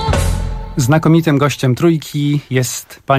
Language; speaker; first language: Polish; native; Polish